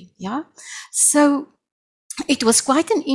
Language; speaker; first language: English; non-native, local second language; Afrikaans